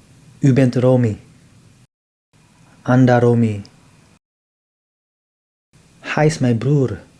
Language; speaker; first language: Dutch; non-native, fluent; Indonesian